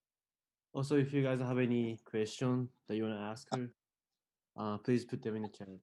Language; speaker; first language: English; non-native, fluent; Japanese